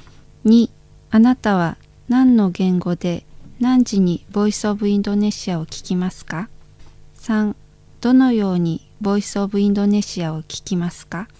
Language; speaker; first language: Japanese; non-native, fluent; Indonesian